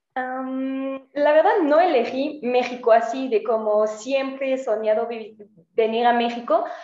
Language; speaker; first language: Spanish; non-native, fluent; French